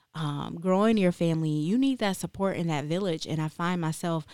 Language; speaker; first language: English; native; English